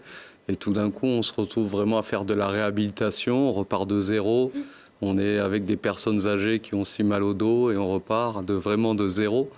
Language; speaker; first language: French; native; French